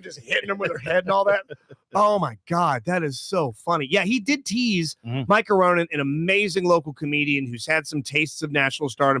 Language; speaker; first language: English; native; English